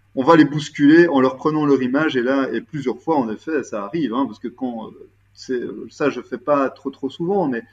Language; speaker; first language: French; native; French